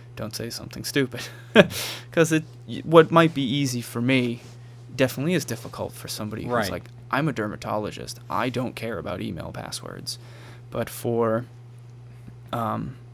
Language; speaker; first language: English; native; English